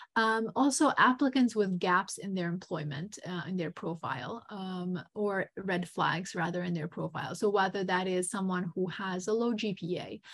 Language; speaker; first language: English; non-native, fluent; Serbian